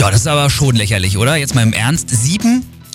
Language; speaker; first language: German; native; German